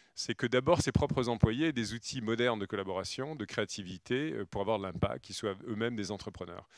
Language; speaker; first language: French; native; French